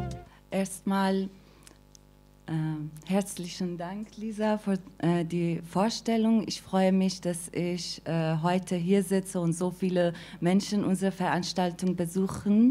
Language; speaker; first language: German; non-native, fluent; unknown